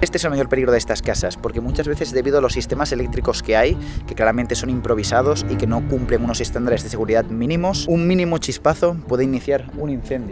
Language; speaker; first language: Spanish; native; Spanish